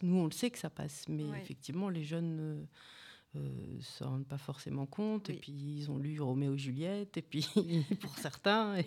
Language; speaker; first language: French; native; French